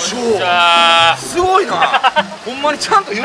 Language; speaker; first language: Japanese; native; Japanese